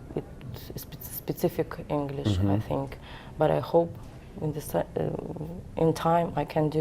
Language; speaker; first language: English; non-native, learner; Ukrainian